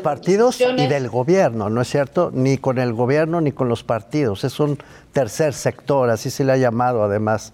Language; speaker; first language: Spanish; native; Spanish